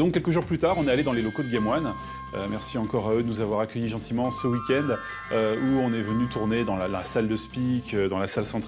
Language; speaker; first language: French; native; French